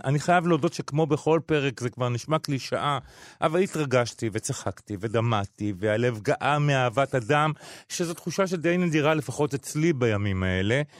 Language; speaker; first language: Hebrew; native; Hebrew